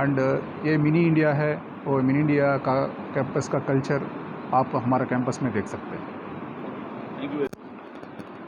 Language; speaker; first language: Hindi; non-native, local second language; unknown